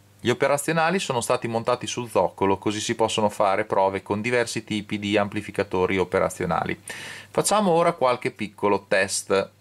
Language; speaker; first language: Italian; native; Italian